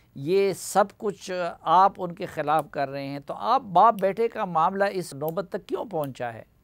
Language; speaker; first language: Urdu; non-native, local second language; Pashto